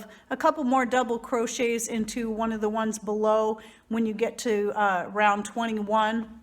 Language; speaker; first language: English; native; English